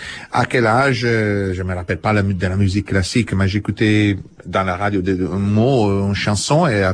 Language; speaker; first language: French; non-native, fluent; Italian